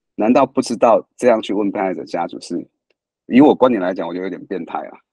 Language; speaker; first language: Chinese; native; Chinese